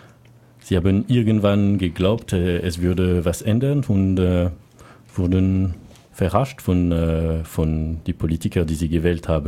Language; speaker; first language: German; non-native, learner; French